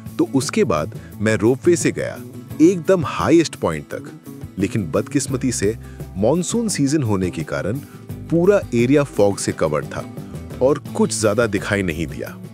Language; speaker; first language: Hindi; non-native, fluent; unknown